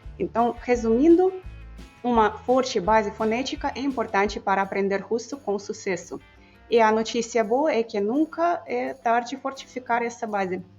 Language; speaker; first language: Portuguese; non-native, fluent; Russian